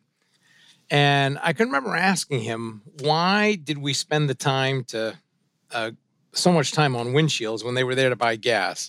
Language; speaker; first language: English; early bilingual, other home language; French